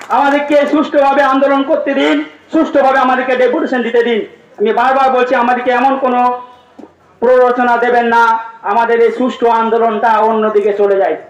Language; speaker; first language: Bangla; non-native, local second language; Santali